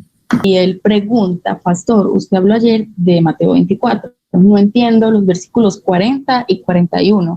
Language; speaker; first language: Spanish; native; Spanish